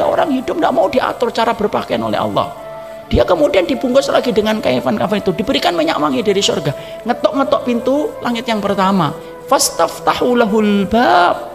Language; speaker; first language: Indonesian; native; Indonesian